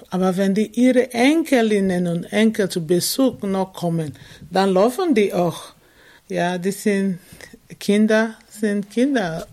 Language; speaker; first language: German; non-native, fluent; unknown